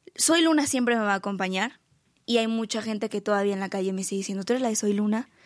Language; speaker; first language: Spanish; native; Spanish